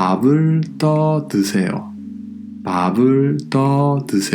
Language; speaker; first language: Korean; non-native, fluent; Spanish